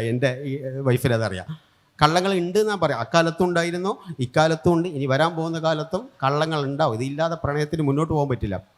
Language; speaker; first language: Malayalam; native; Malayalam